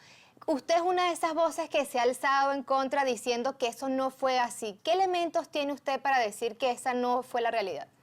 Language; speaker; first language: Spanish; native; Spanish